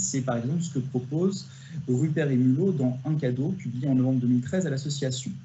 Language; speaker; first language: French; native; French